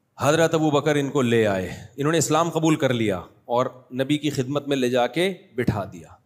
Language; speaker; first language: Urdu; native; Urdu